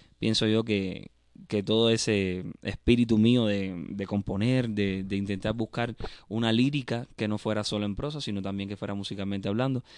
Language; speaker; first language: Spanish; native; Spanish